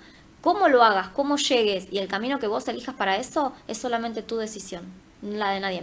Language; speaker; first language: Spanish; native; Spanish